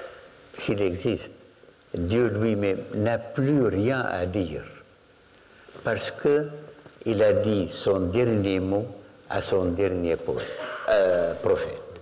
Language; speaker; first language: French; non-native, fluent; Arabic